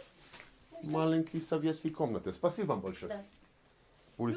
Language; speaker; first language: Russian; non-native, learner; English